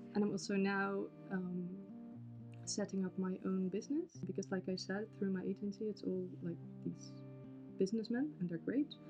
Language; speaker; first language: English; non-native, fluent; Dutch